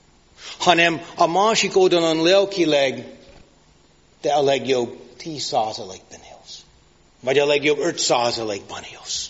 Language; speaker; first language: Hungarian; non-native, fluent; English